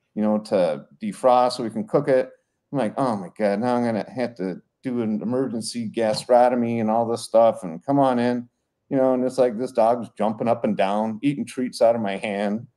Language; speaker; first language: English; native; English